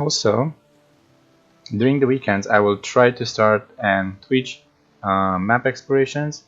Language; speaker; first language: English; non-native, fluent; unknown